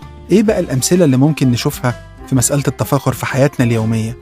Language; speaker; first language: Arabic; native; Arabic